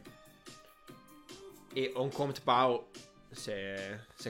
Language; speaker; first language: French; non-native, fluent; Italian